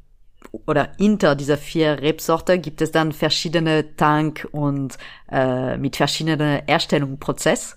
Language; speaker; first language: German; non-native, fluent; French